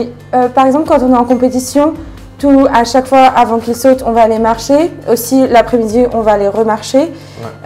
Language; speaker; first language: French; native; French